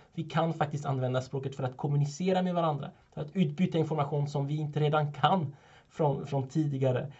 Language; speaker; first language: Swedish; non-native, fluent; French